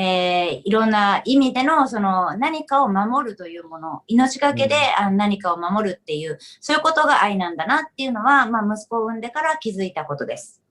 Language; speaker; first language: Japanese; native; Japanese